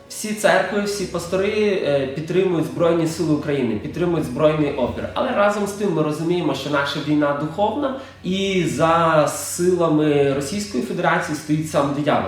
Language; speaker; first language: Ukrainian; native; Ukrainian